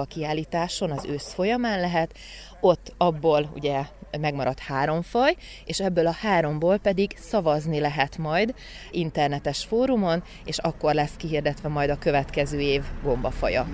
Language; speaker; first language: Hungarian; native; Hungarian